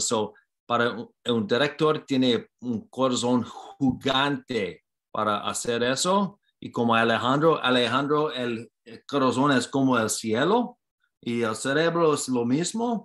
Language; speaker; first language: Spanish; non-native, learner; English